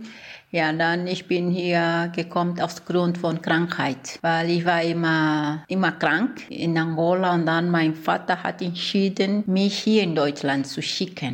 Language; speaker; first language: German; non-native, fluent; Portuguese